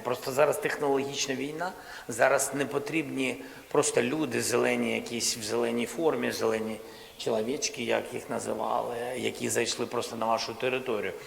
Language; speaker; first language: Ukrainian; non-native, local second language; Russian